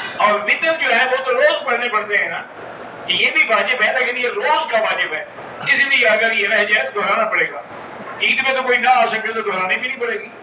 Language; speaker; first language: Urdu; early bilingual, heritage; Urdu